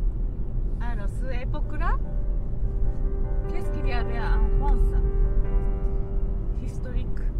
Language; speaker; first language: French; non-native, learner; Japanese